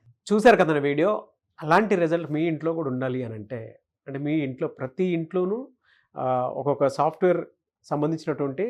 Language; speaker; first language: Telugu; native; Telugu